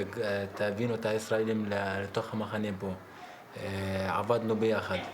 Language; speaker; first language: Hebrew; non-native, local second language; Arabic